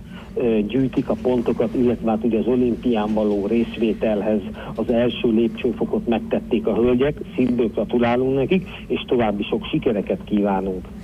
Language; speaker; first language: Hungarian; native; Hungarian